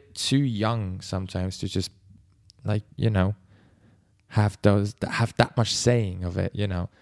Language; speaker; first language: English; non-native, fluent; Swiss German